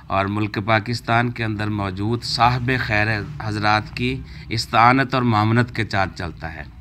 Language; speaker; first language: Urdu; non-native, local second language; Punjabi